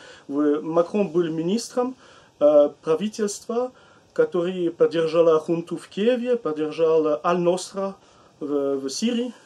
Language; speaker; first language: Russian; non-native, learner; French